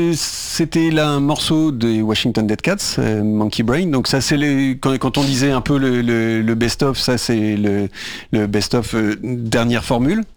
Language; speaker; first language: French; native; French